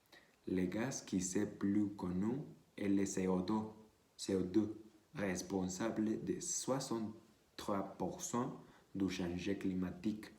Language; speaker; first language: French; non-native, learner; Spanish